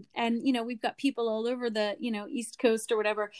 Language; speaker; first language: English; native; English